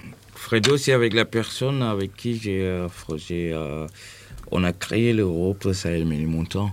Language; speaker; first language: French; non-native, local second language; Wolof